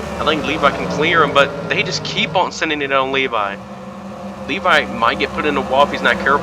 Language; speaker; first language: English; native; English